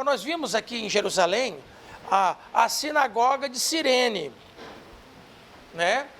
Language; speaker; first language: Portuguese; native; Portuguese